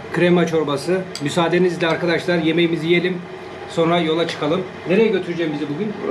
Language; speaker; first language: Turkish; native; Turkish